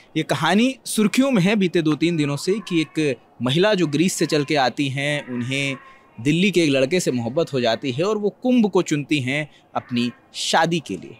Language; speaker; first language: Hindi; native; Hindi